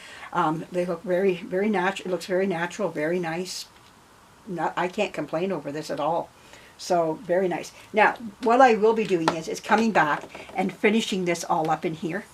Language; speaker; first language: English; native; English